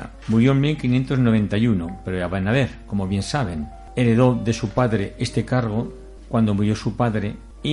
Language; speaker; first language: Spanish; native; Spanish